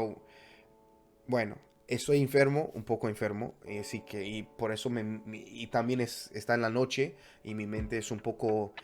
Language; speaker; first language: Spanish; non-native, fluent; English